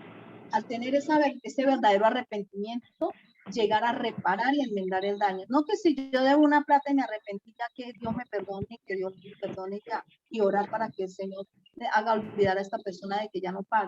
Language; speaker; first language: Spanish; native; Spanish